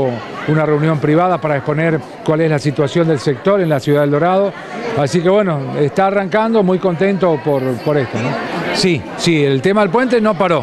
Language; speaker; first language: Spanish; native; Spanish